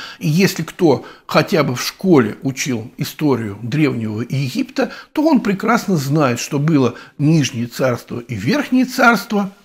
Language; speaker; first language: Russian; native; Russian